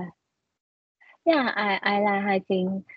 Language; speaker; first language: English; non-native, learner; Vietnamese